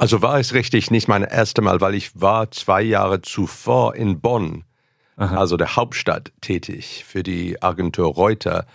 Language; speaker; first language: German; non-native, fluent; English